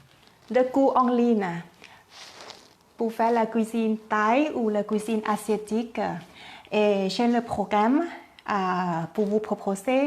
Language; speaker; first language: French; non-native, learner; Thai